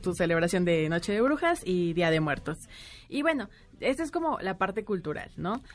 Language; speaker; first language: Spanish; native; Spanish